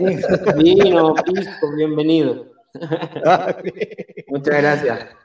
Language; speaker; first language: Portuguese; non-native, learner; Spanish